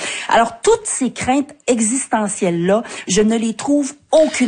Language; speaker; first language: French; native; French